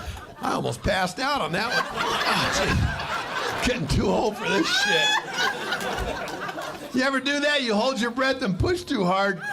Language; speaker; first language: English; native; English